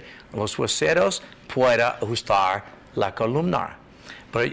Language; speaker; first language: Spanish; non-native, learner; English